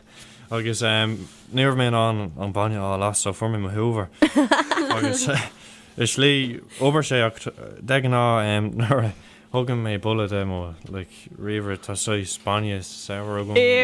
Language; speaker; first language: Irish; non-native, local second language; English